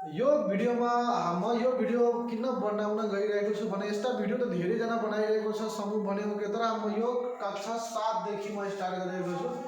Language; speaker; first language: Nepali; non-native, local second language; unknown